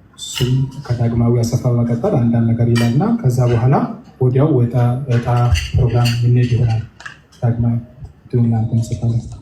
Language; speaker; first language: Amharic; native; Amharic